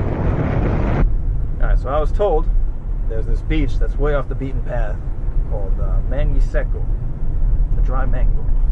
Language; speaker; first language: English; native; English